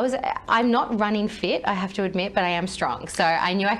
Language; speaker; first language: English; native; English